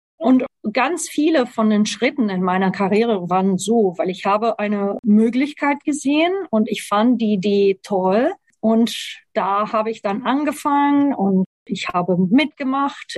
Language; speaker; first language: German; non-native, fluent; Portuguese